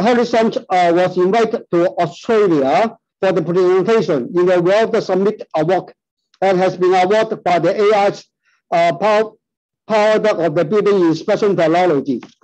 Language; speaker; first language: English; non-native, local second language; Cantonese